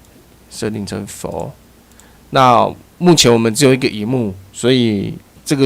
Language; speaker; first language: Chinese; native; Chinese